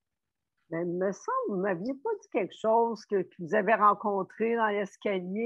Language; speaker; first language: French; native; French